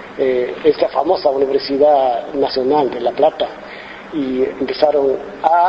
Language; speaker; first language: Spanish; non-native, fluent; Chinese